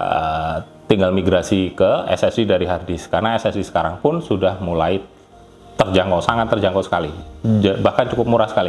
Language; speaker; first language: Indonesian; native; Indonesian